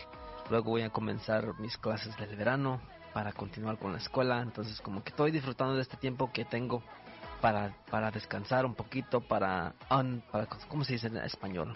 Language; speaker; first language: Spanish; early bilingual, heritage; Spanish